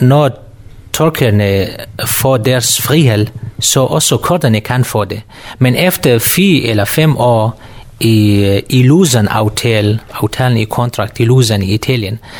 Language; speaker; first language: Danish; non-native, learner; Kurdish